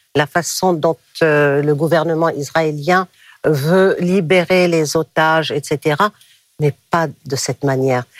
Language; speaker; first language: French; non-native, local second language; Arabic